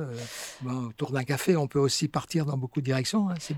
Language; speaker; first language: French; native; French